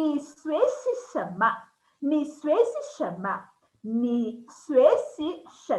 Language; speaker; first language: Chinese; non-native, fluent; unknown